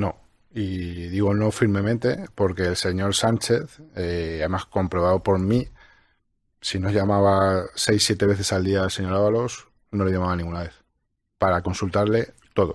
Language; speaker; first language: Spanish; native; Spanish